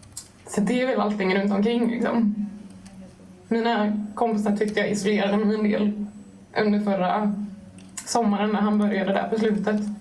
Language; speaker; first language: Swedish; native; Swedish